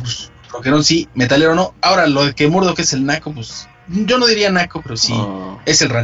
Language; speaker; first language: Spanish; native; Spanish